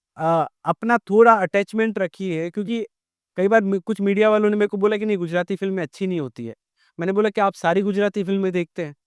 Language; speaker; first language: Hindi; native; Hindi